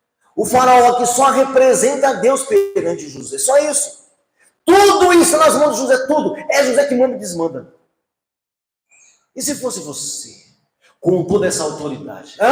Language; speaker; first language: Portuguese; native; Portuguese